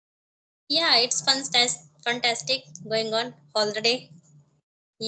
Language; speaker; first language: English; non-native, learner; Hindi